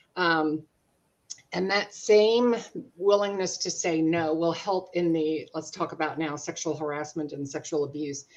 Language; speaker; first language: English; native; English